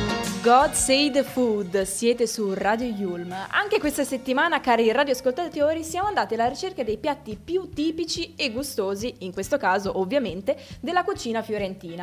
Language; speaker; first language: Italian; native; Italian